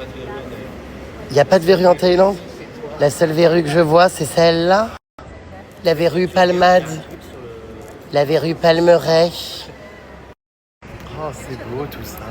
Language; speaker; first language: French; native; French